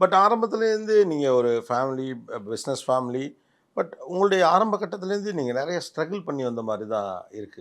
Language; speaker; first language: Tamil; native; Tamil